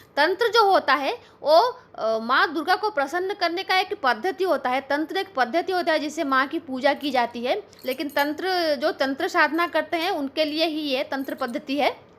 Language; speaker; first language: Hindi; non-native, local second language; Bangla